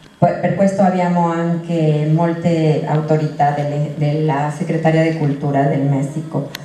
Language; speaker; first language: Italian; non-native, learner; Spanish